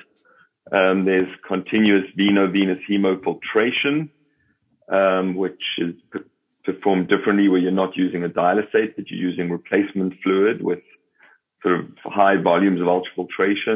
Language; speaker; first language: English; native; English